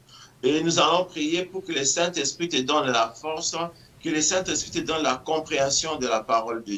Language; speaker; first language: French; non-native, local second language; Lingala